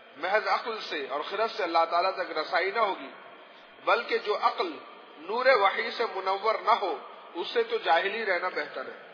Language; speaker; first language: Urdu; non-native, local second language; Pashto